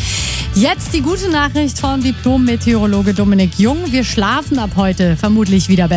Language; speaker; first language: German; native; German